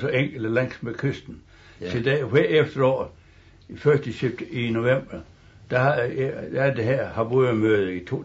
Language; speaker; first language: Danish; native; Danish